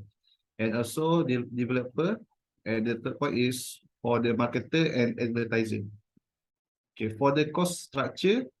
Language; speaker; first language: English; non-native, fluent; Malay